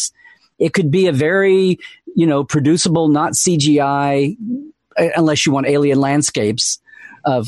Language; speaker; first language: English; native; English